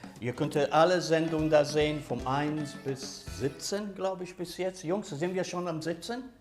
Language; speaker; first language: German; early bilingual, other home language; Italian